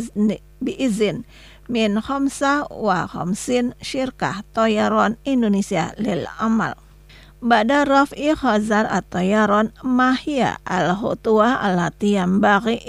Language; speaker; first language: Arabic; non-native, fluent; Indonesian